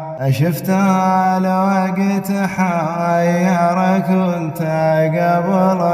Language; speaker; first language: Arabic; native; Arabic